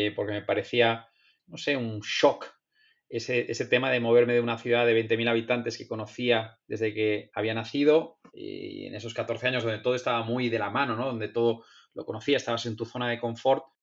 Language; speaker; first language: Spanish; native; Spanish